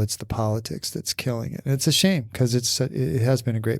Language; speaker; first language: English; native; English